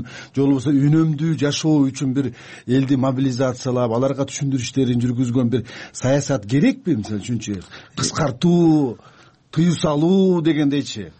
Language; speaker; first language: Kyrgyz; native; Kyrgyz